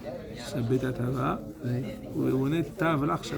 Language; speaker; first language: Hebrew; non-native, fluent; French